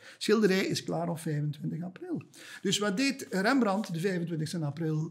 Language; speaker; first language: Dutch; native; Dutch